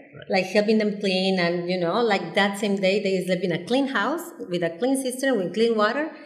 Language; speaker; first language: English; non-native, fluent; Spanish